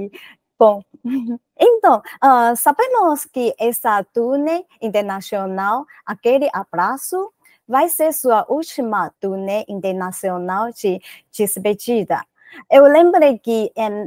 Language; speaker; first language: Portuguese; non-native, learner; Chinese